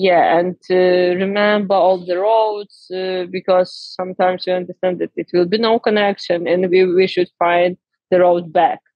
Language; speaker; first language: English; non-native, learner; Ukrainian